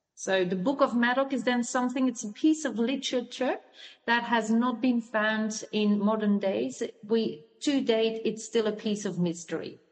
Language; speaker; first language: English; non-native, fluent; Dutch